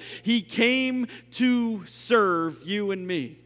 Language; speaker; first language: English; native; English